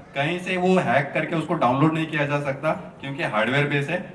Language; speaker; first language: Hindi; non-native, local second language; Marathi